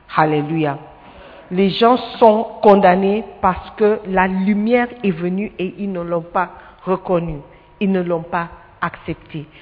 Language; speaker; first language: French; non-native, fluent; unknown